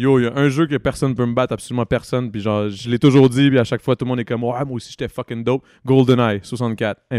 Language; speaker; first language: French; native; French